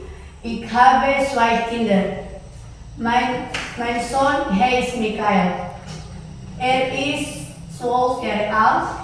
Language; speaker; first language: German; non-native, learner; Indonesian